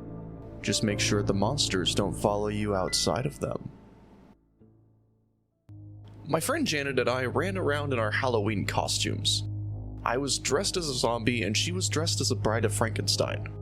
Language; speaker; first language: English; native; English